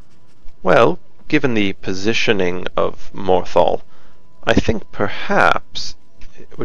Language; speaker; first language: English; native; English